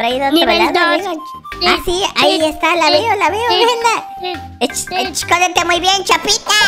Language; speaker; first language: Spanish; native; Spanish